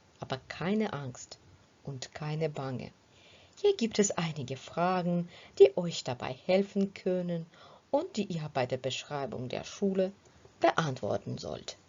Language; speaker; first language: German; non-native, fluent; Ukrainian